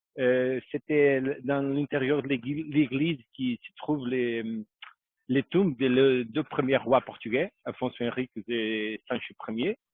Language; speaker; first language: French; non-native, fluent; Portuguese